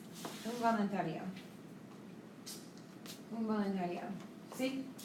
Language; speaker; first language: Spanish; non-native, fluent; English